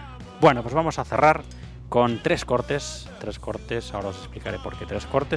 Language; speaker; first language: Spanish; native; Spanish